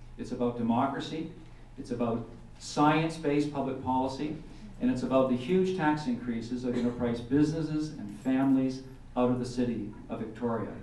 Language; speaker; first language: English; native; English